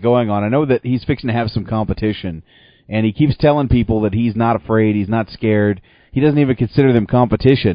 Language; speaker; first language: English; native; English